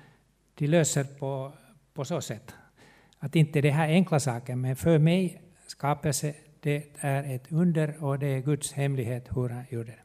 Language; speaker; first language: Swedish; non-native, local second language; Finnish